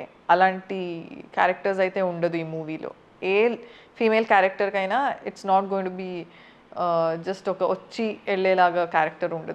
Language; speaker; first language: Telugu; non-native, fluent; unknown